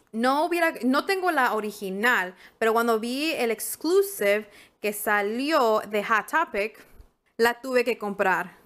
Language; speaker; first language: Spanish; early bilingual, heritage; Spanish